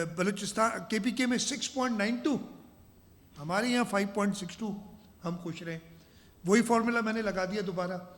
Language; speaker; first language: Urdu; non-native, local second language; Sindhi